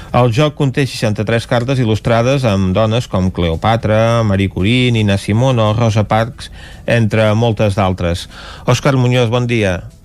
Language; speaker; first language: Catalan; native; Catalan